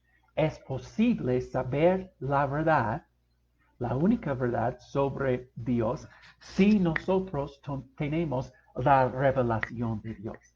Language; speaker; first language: Spanish; non-native, fluent; English